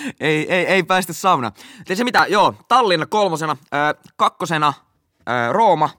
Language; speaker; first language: Finnish; native; Finnish